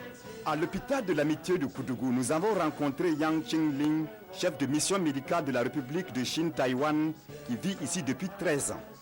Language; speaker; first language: French; native; French